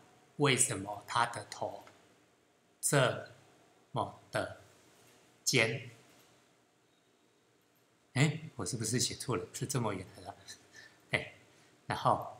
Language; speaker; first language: Chinese; native; Chinese